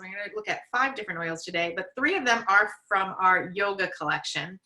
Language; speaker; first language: English; native; English